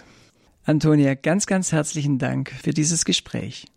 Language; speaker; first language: German; native; German